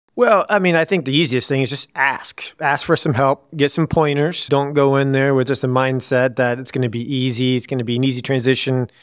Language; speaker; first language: English; native; English